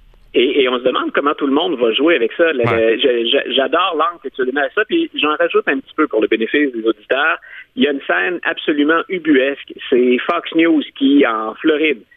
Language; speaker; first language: French; native; French